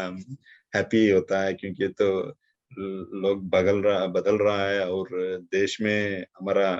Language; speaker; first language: Hindi; non-native, local second language; Telugu